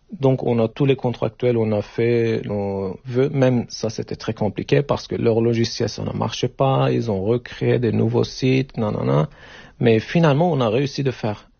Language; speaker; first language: French; non-native, learner; Turkish